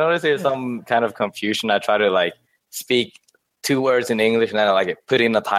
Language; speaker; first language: English; non-native, fluent; Swedish